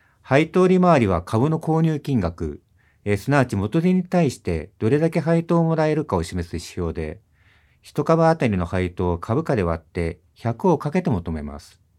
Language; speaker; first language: Japanese; native; Japanese